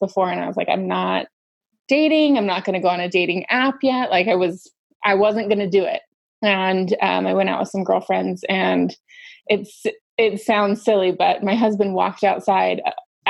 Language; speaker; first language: English; native; English